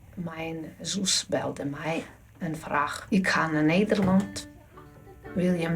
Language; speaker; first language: Dutch; non-native, learner; Ukrainian